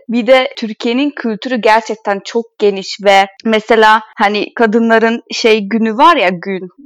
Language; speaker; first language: Turkish; non-native, fluent; Hungarian